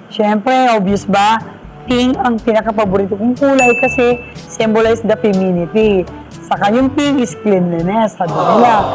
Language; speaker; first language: Filipino; non-native, local second language; Pangasinan